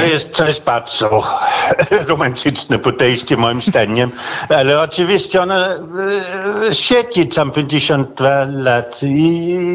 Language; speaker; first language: Polish; non-native, fluent; Danish